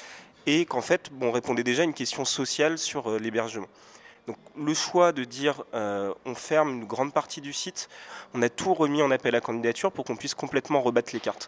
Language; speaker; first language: French; native; French